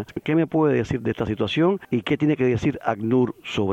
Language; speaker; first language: Spanish; native; Spanish